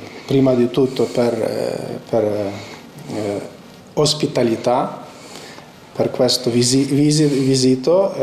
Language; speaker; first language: Italian; non-native, fluent; Ukrainian